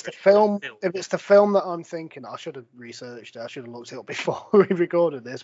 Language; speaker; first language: English; native; English